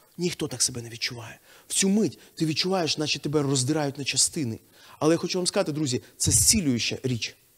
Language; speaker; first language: Ukrainian; non-native, local second language; Russian